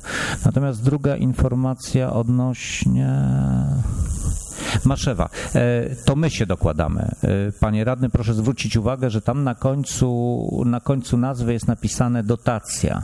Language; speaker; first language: Polish; native; Polish